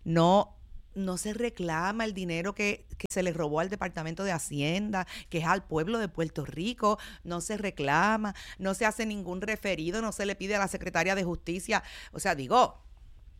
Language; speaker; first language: Spanish; native; Spanish